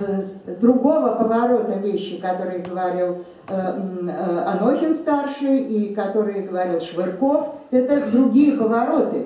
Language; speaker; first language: Russian; native; Russian